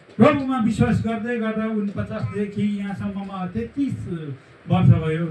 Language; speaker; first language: Nepali; non-native, local second language; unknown